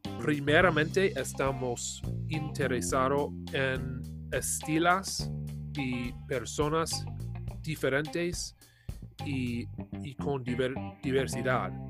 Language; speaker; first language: Spanish; non-native, learner; English